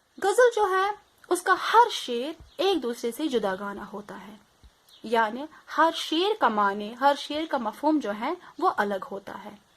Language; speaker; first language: Urdu; non-native, local second language; Kashmiri